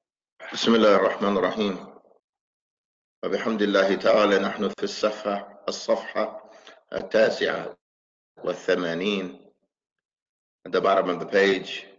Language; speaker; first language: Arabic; non-native, fluent; English